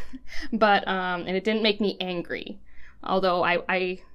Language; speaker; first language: English; native; English